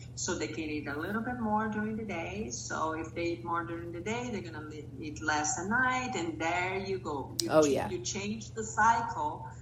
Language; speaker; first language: English; non-native, fluent; Portuguese